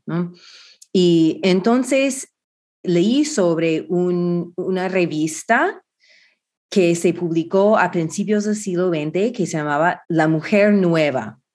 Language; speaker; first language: Spanish; non-native, fluent; English